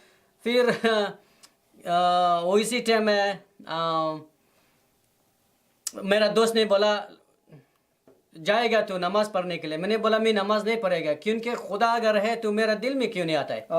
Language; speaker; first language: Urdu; non-native, learner; Persian